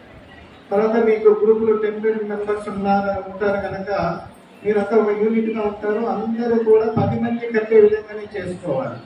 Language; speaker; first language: Telugu; native; Telugu